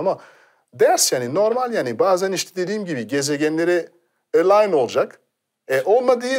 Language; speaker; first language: Turkish; non-native, fluent; French